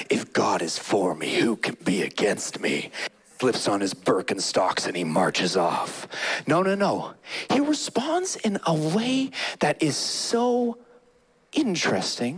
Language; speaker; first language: English; native; English